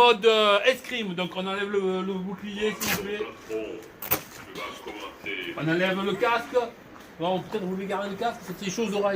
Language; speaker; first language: French; native; French